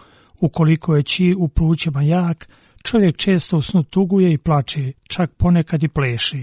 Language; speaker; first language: Croatian; non-native, fluent; Chinese